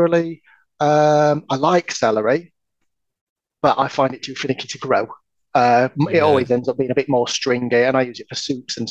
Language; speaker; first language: English; native; English